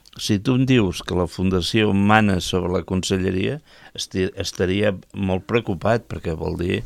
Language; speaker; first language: Catalan; native; Catalan